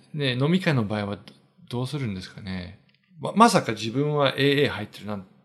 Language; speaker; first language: Japanese; non-native, fluent; English